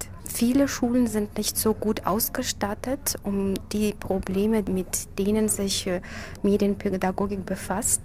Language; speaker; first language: German; non-native, fluent; Russian